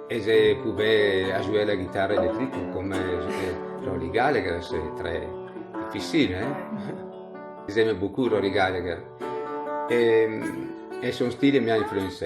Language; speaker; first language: French; non-native, learner; Italian